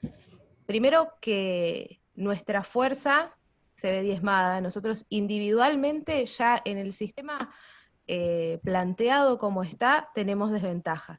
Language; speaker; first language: Spanish; native; Spanish